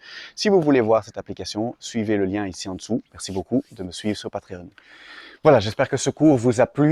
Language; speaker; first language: French; native; French